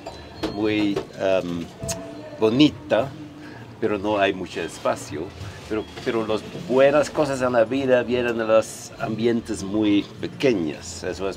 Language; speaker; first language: Spanish; non-native, fluent; Dutch